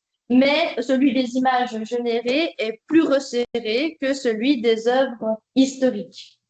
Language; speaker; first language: French; native; French